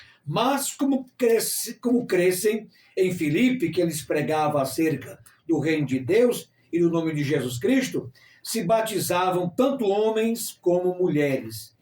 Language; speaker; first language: Portuguese; native; Portuguese